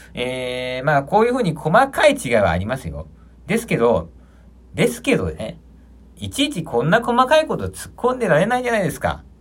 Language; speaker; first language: Japanese; native; Japanese